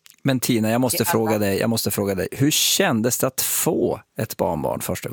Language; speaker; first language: Swedish; native; Swedish